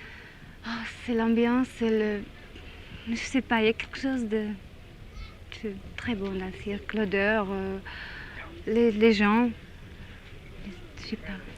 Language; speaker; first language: French; non-native, fluent; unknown